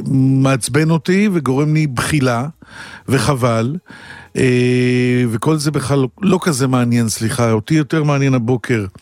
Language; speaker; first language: Hebrew; native; Hebrew